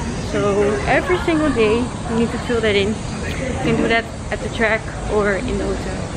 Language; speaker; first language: English; non-native, fluent; Dutch